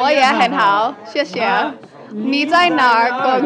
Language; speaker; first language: Chinese; non-native, learner; English